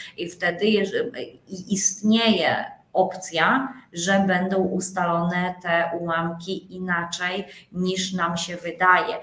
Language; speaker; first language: Polish; native; Polish